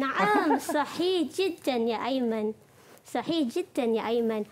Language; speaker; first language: Arabic; non-native, fluent; Malay